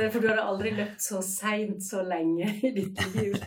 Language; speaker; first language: Norwegian; native; Norwegian